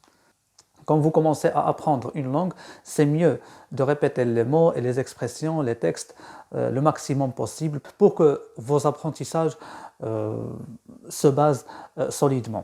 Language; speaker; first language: French; non-native, local second language; Arabic